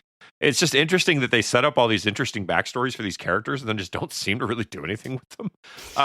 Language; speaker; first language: English; native; English